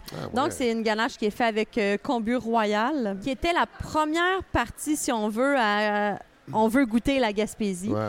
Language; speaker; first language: French; native; French